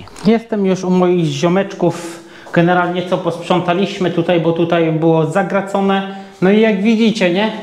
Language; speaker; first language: Polish; native; Polish